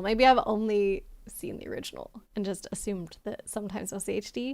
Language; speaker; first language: English; native; English